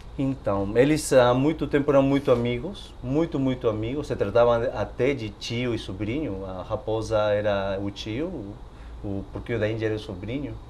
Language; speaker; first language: Portuguese; non-native, fluent; Spanish